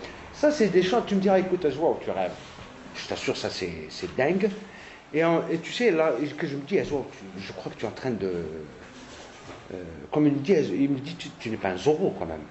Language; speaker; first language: French; non-native, local second language; Kabyle